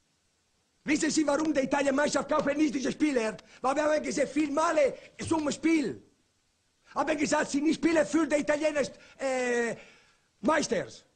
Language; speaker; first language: German; non-native, learner; Italian